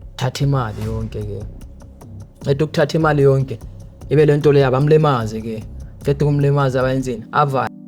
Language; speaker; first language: Zulu; native; Zulu